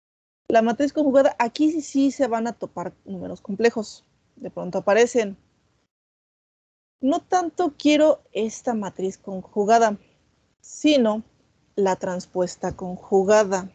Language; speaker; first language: Spanish; native; Spanish